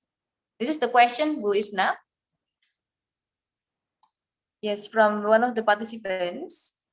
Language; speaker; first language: English; non-native, fluent; Indonesian